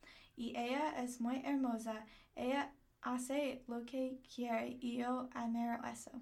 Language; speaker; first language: Spanish; non-native, learner; English